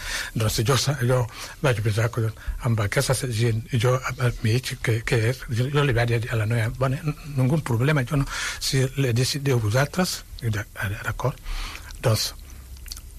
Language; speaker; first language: Catalan; non-native, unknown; Wolof